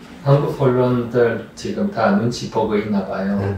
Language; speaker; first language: Korean; non-native, fluent; English